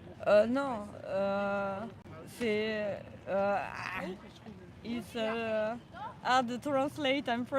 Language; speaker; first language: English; non-native, learner; French